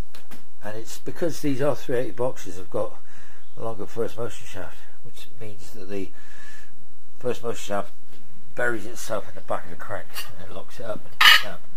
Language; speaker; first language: English; native; English